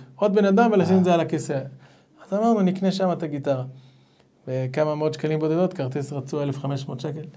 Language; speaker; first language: Hebrew; native; Hebrew